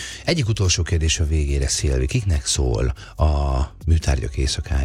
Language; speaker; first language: Hungarian; native; Hungarian